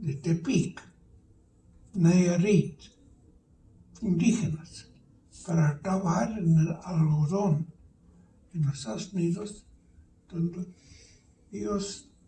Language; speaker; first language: Spanish; early bilingual, heritage; Spanish